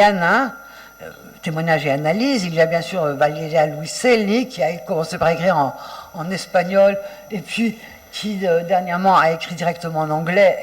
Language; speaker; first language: French; native; French